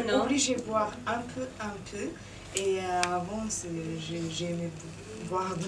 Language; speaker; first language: French; non-native, fluent; Serbian